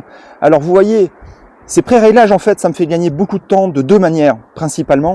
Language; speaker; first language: French; native; French